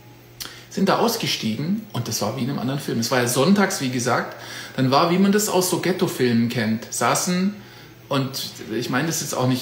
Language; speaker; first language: German; native; German